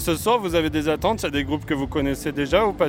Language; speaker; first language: French; native; French